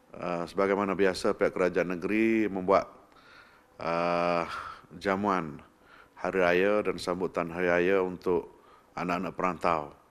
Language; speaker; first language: Malay; native; Malay